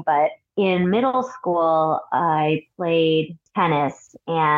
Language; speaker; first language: English; native; English